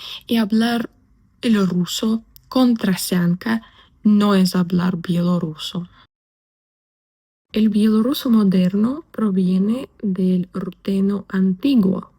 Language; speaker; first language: Spanish; non-native, fluent; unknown